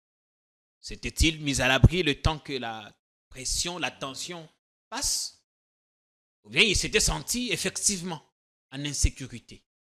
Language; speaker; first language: French; non-native, local second language; Lingala